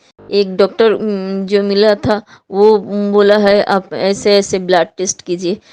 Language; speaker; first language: Hindi; non-native, local second language; Bangla